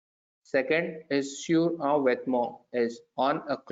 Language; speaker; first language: French; non-native, learner; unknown